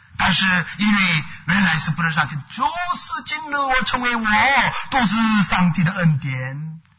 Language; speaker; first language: Chinese; non-native, fluent; Korean